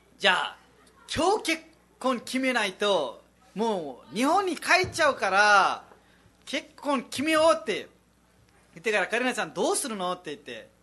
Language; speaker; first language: Japanese; non-native, fluent; Nepali